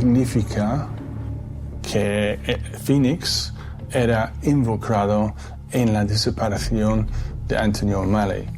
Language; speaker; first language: Spanish; non-native, fluent; English